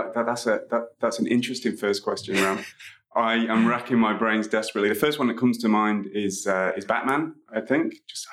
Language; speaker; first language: English; native; English